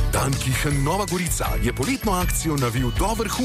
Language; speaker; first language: Slovenian; native; Slovenian